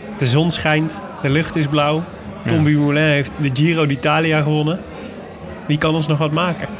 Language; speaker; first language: Dutch; native; Dutch